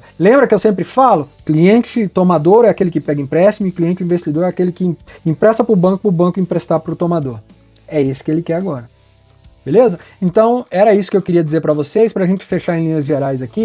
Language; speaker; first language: Portuguese; native; Portuguese